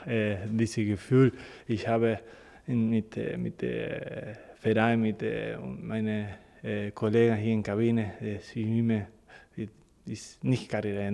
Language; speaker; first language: German; non-native, learner; Spanish